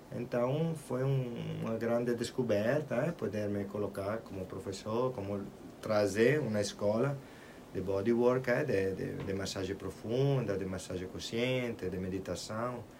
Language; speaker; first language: Portuguese; non-native, fluent; Italian